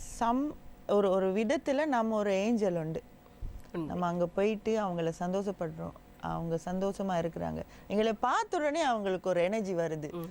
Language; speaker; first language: Tamil; non-native, local second language; Gujarati